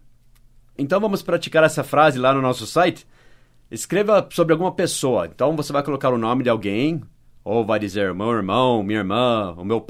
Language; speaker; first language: Portuguese; non-native, fluent; English